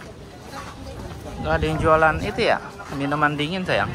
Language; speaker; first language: Indonesian; native; Indonesian